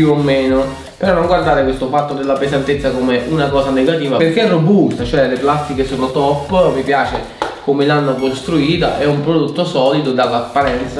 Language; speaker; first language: Italian; native; Italian